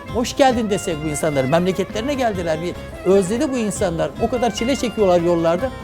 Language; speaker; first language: Turkish; native; Turkish